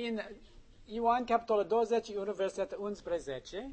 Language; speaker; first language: Romanian; non-native, learner; English